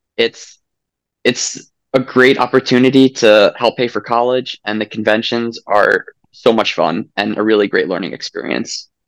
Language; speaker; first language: English; native; English